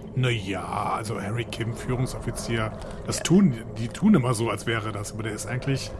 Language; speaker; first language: German; native; German